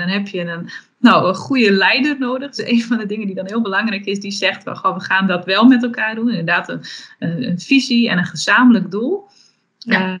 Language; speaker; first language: Dutch; native; Dutch